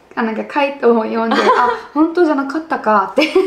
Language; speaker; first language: Japanese; non-native, fluent; English